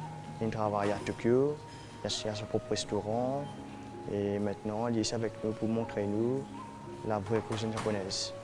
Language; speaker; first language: French; non-native, local second language; Morisyen